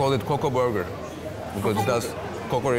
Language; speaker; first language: English; non-native, fluent; Turkish